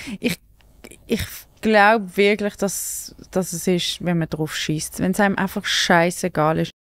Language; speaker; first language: German; native; German